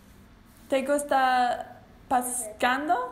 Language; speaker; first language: Spanish; non-native, learner; English